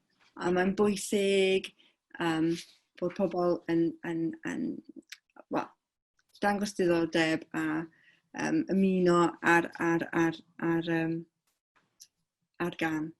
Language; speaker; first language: Welsh; non-native, fluent; English